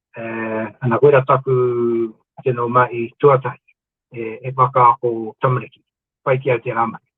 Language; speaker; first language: Māori; non-native, local second language; English